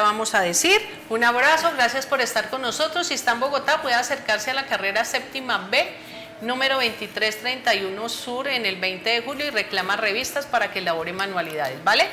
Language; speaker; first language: Spanish; native; Spanish